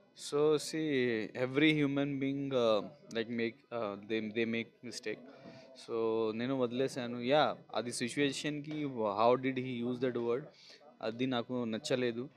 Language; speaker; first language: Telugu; non-native, local second language; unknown